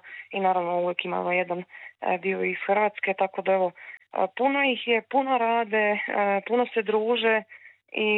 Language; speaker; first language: Serbian; native; Serbian